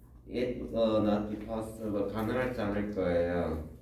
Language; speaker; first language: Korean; native; Korean